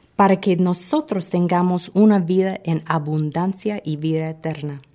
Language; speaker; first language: Spanish; non-native, fluent; English